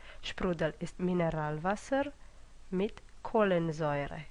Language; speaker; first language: German; non-native, fluent; Romanian